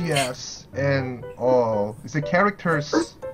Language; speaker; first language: English; non-native, fluent; Korean